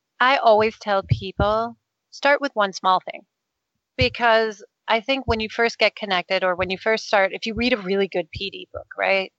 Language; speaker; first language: English; non-native, fluent; Danish